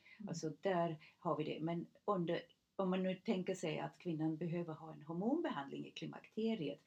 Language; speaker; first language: Swedish; non-native, fluent; German